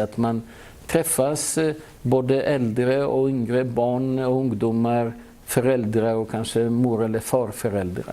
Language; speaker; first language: Swedish; non-native, fluent; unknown